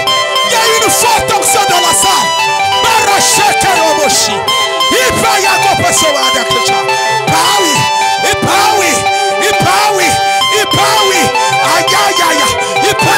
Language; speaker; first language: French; non-native, local second language; Lingala